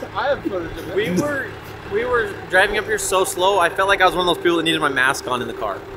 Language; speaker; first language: English; native; English